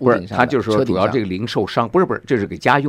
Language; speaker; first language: Chinese; native; Chinese